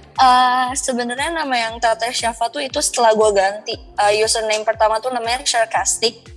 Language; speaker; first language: Indonesian; native; Indonesian